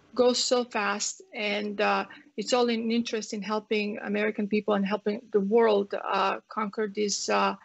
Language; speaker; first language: English; non-native, fluent; Croatian